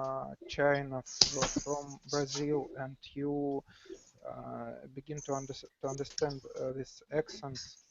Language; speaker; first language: English; non-native, learner; Russian